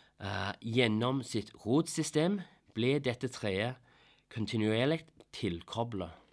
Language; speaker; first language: Norwegian; non-native, fluent; English